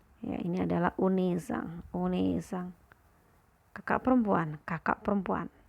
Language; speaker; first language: Indonesian; native; Indonesian